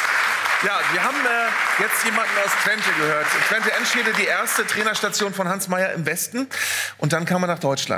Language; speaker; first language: German; native; German